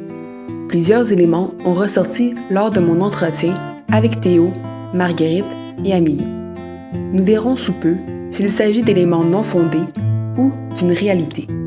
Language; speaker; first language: French; native; French